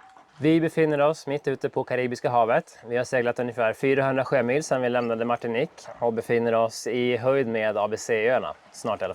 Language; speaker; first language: Swedish; native; Swedish